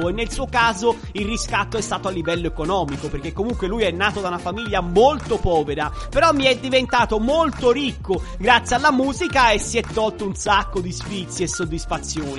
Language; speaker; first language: Italian; native; Italian